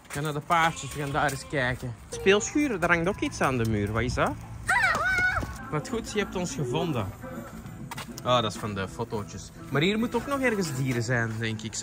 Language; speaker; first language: Dutch; native; Dutch